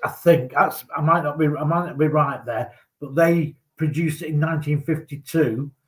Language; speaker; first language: English; native; English